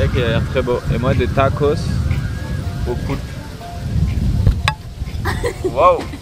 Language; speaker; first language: French; native; French